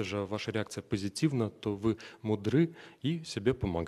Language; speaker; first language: Russian; native; Russian